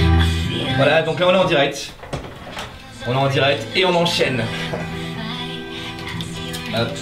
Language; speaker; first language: French; native; French